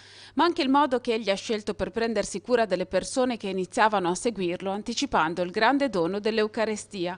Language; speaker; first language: Italian; native; Italian